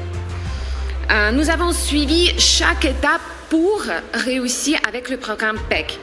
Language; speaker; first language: French; non-native, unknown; Ukrainian